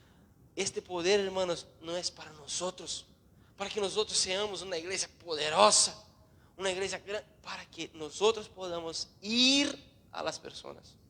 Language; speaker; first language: Spanish; non-native, learner; Portuguese